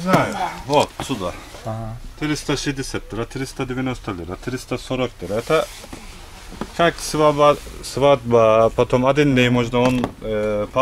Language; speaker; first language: Russian; non-native, learner; Turkish